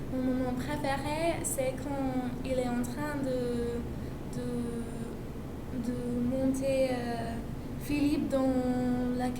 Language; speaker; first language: French; non-native, learner; English